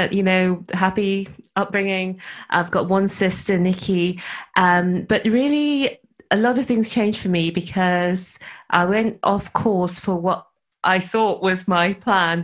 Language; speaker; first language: English; native; English